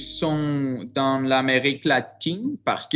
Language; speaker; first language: French; non-native, learner; Greek